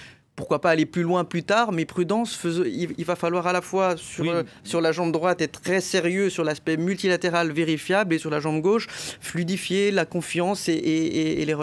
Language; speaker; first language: French; native; French